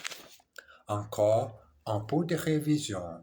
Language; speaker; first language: French; non-native, learner; English